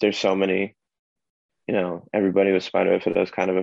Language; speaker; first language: English; native; English